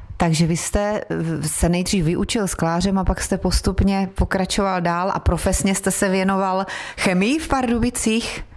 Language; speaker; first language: Czech; native; Czech